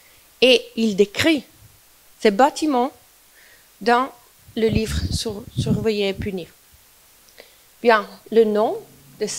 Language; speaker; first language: French; non-native, fluent; Italian